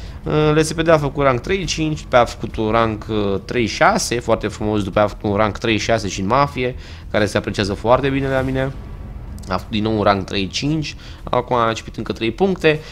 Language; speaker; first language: Romanian; native; Romanian